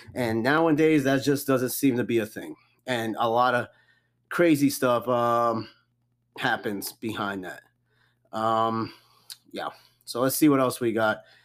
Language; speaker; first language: English; native; English